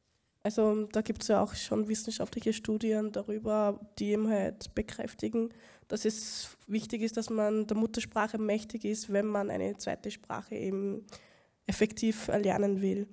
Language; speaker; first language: German; native; German